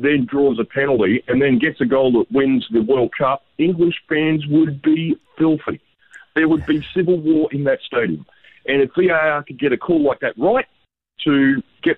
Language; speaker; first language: English; native; English